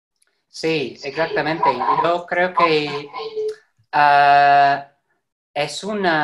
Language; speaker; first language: Spanish; non-native, fluent; English